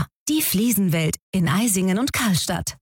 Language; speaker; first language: German; native; German